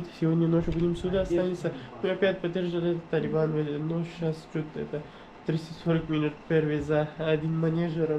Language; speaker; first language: Russian; non-native, learner; Pashto